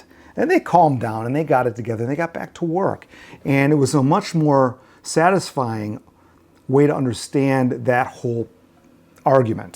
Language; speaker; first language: English; native; English